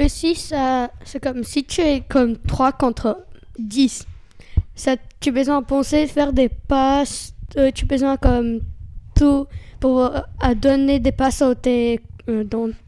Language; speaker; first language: French; non-native, learner; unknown